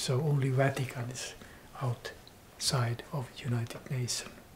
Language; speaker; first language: English; non-native, fluent; Finnish